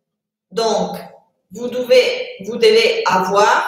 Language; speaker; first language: French; non-native, fluent; Italian